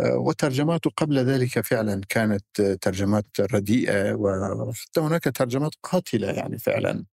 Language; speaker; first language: Arabic; non-native, fluent; Turkish